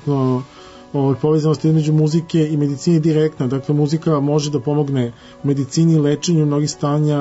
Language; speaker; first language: Serbian; native; Serbian